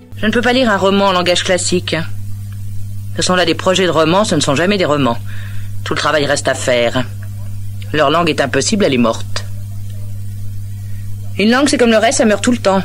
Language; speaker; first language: French; native; French